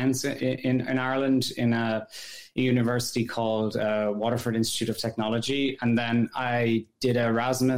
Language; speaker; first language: English; native; English